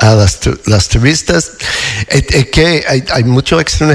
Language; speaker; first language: Spanish; non-native, learner; English